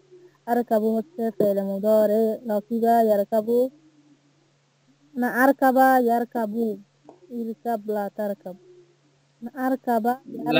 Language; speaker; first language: Arabic; non-native, learner; Bangla